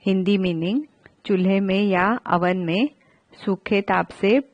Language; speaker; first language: Hindi; non-native, local second language; Marathi